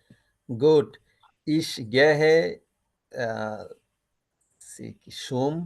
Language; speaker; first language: German; non-native, learner; Bangla